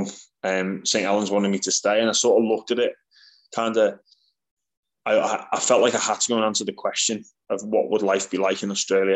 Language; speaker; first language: English; native; English